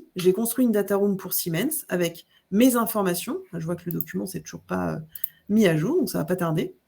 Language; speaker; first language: French; native; French